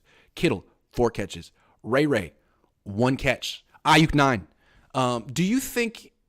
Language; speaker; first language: English; native; English